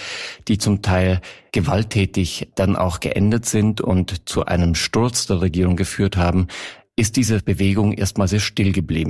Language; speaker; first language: German; native; German